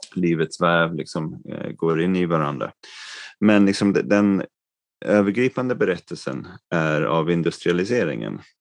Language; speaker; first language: Swedish; non-native, fluent; English